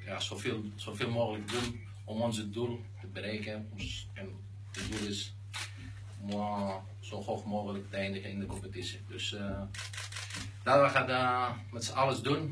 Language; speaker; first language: Dutch; non-native, learner; Greek